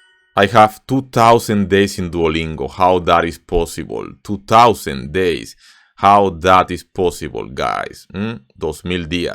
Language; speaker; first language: English; non-native, fluent; Spanish